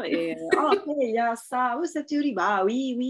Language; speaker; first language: French; non-native, fluent; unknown